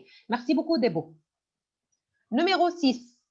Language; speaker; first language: French; non-native, fluent; Arabic